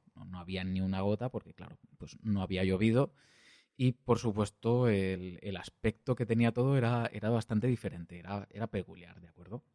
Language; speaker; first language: Spanish; non-native, local second language; Catalan